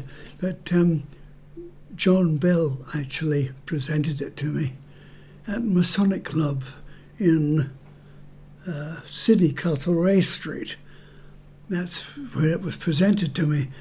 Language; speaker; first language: English; native; English